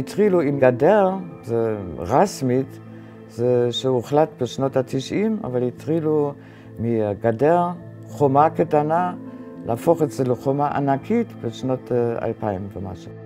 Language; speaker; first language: Hebrew; non-native, fluent; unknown